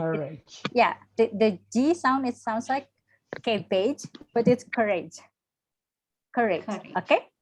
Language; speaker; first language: English; non-native, fluent; Indonesian